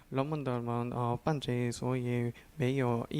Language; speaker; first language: Chinese; non-native, learner; Korean